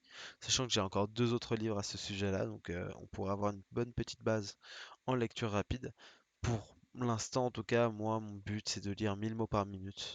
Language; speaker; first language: French; native; French